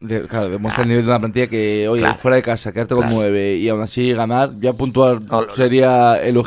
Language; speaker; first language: Spanish; native; Spanish